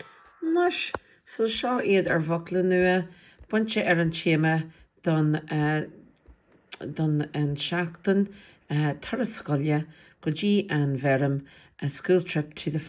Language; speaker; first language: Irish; non-native, local second language; English